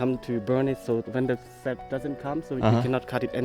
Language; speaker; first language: English; non-native, fluent; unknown